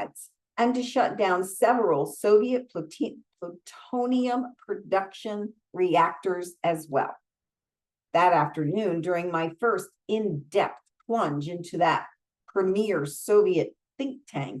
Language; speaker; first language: English; native; English